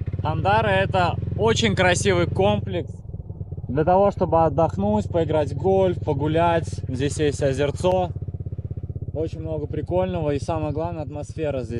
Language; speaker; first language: Russian; native; Russian